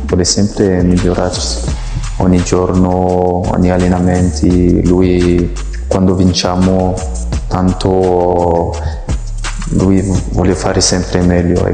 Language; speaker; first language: Italian; non-native, fluent; French